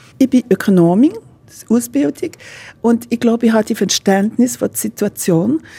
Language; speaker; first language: German; non-native, fluent; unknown